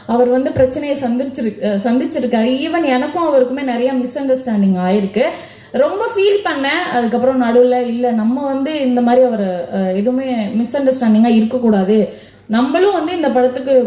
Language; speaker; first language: Tamil; native; Tamil